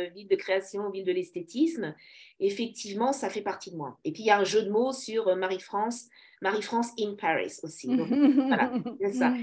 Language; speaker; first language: French; native; French